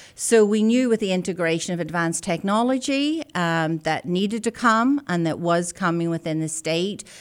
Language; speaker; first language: English; native; English